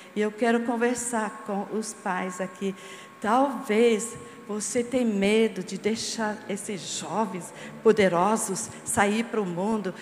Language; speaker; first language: Portuguese; non-native, fluent; English